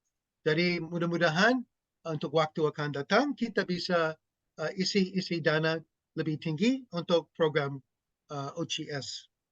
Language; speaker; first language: Indonesian; non-native, fluent; English